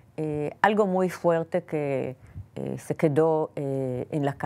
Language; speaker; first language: Spanish; non-native, fluent; Hebrew